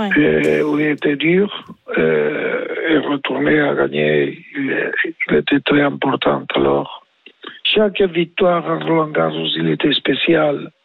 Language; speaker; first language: French; non-native, learner; Spanish